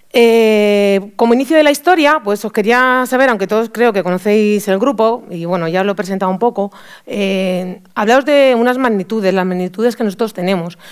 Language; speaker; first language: Spanish; native; Spanish